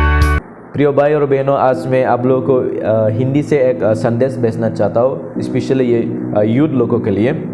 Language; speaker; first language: Hindi; non-native, local second language; Kok Borok